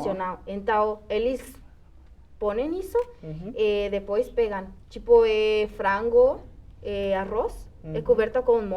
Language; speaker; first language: Portuguese; non-native, fluent; Spanish